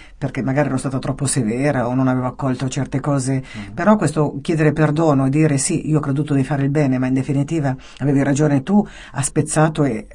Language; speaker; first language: Italian; native; Italian